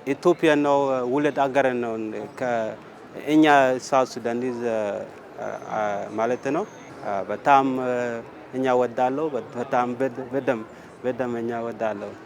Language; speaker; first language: Amharic; non-native, learner; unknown